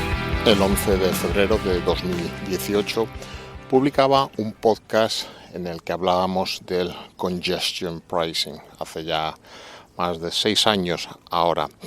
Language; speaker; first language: Spanish; native; Spanish